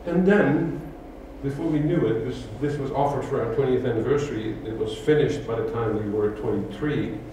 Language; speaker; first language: English; non-native, fluent; Dutch